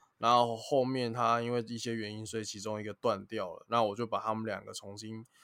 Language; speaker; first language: Chinese; native; Chinese